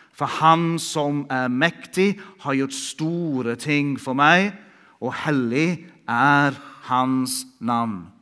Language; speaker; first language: Norwegian; non-native, fluent; English